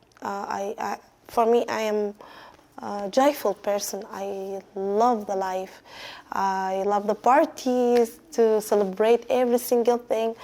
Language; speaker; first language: English; non-native, fluent; Arabic